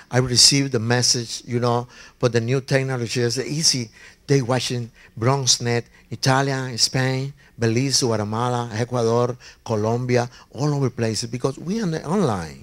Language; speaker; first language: English; non-native, learner; Spanish